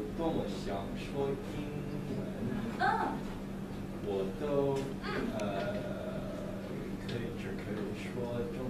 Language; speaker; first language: Chinese; non-native, learner; English